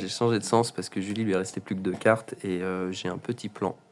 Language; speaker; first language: French; native; French